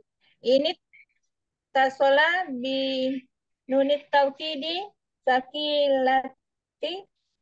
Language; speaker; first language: Arabic; non-native, learner; Indonesian